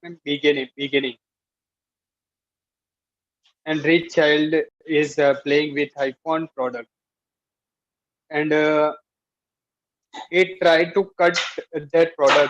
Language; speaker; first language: English; non-native, learner; Hindi